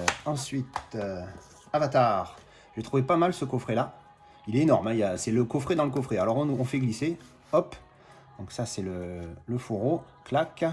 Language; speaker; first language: French; native; French